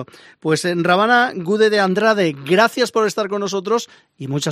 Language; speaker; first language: Spanish; native; Spanish